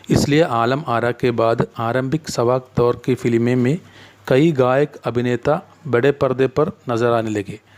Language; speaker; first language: Hindi; non-native, local second language; Malayalam